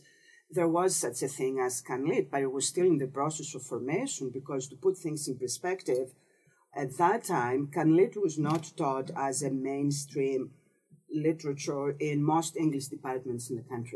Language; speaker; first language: English; non-native, fluent; Greek